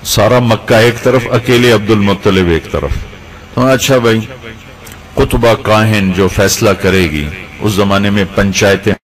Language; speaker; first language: Urdu; non-native, local second language; Punjabi